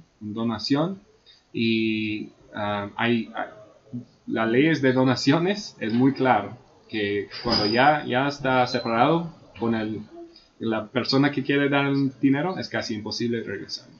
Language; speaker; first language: Spanish; non-native, fluent; English